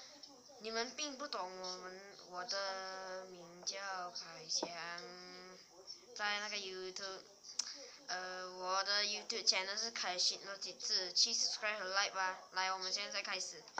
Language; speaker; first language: Chinese; early bilingual, heritage; Chinese